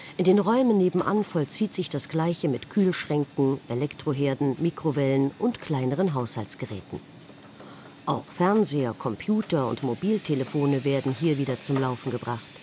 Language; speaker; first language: German; native; German